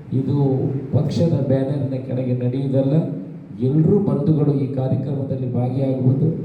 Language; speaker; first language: Kannada; non-native, local second language; Tulu